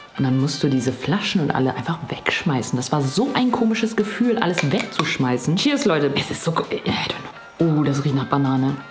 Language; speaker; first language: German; early bilingual, other home language; Polish